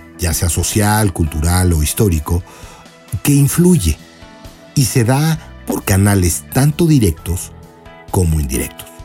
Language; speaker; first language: Spanish; native; Spanish